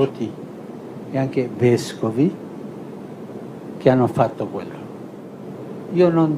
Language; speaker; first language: Italian; non-native, fluent; Spanish